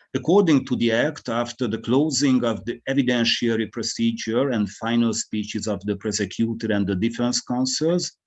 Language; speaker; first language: English; non-native, fluent; Hungarian